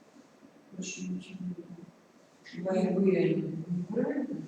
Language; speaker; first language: Russian; non-native, learner; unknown